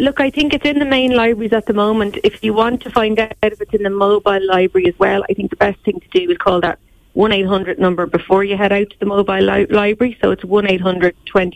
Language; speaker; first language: English; native; English